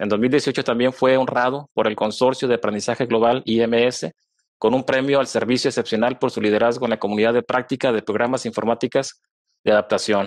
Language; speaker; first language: Spanish; native; Spanish